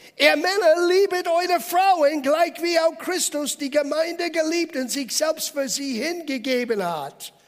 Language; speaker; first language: German; non-native, fluent; English